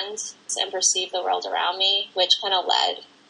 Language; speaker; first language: English; native; English